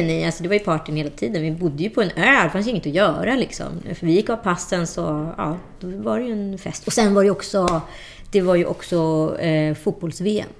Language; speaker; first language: Swedish; native; Swedish